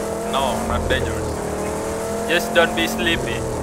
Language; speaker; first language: English; non-native, learner; Indonesian